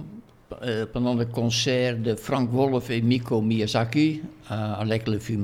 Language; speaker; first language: French; non-native, fluent; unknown